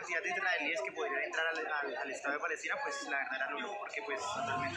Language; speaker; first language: Spanish; native; Spanish